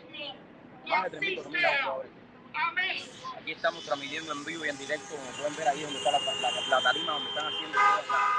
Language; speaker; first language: Spanish; native; Spanish